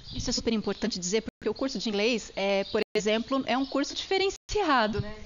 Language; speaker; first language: Portuguese; native; Portuguese